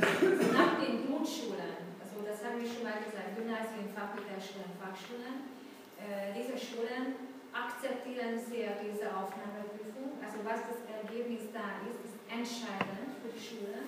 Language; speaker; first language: German; non-native, fluent; Hungarian